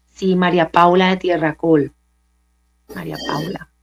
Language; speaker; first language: Spanish; native; Spanish